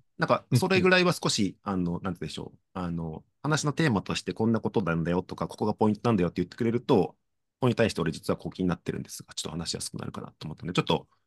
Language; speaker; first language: Japanese; native; Japanese